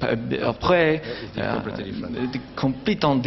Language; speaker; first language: French; non-native, learner; English